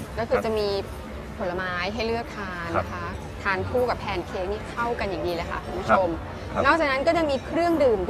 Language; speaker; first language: Thai; native; Thai